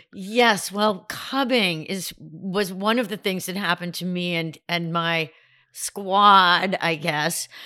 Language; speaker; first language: English; native; English